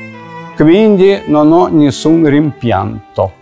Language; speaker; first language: Italian; non-native, fluent; Russian